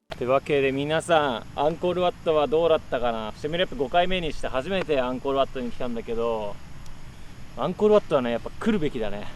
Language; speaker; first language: Japanese; native; Japanese